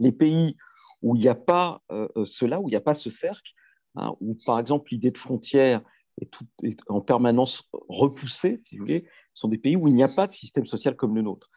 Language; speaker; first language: French; native; French